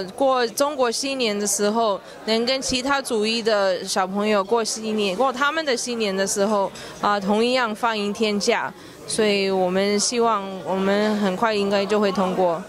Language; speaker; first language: Chinese; early bilingual, heritage; Chinese